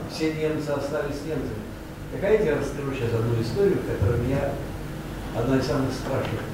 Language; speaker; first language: Russian; non-native, local second language; Romanian